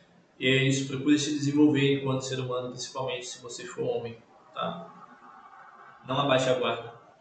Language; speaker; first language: Portuguese; native; Portuguese